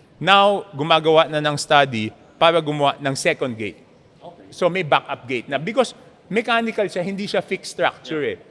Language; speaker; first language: Filipino; native; Filipino